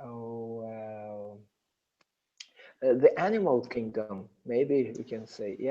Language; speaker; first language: English; non-native, learner; Persian